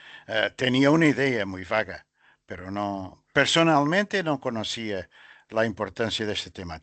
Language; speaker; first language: Spanish; non-native, learner; Portuguese